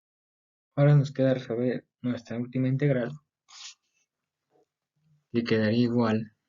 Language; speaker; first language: Spanish; native; Spanish